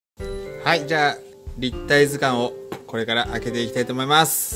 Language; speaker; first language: Japanese; native; Japanese